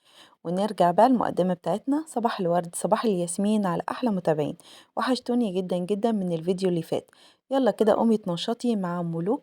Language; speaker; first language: Arabic; native; Arabic